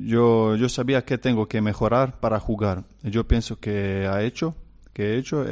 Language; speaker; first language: Spanish; non-native, learner; Croatian